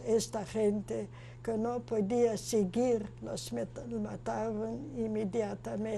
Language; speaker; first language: Spanish; non-native, fluent; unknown